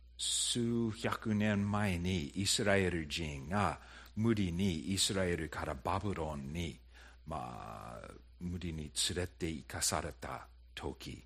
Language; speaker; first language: Japanese; non-native, fluent; English